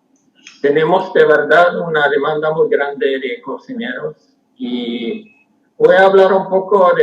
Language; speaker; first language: Spanish; non-native, fluent; Swedish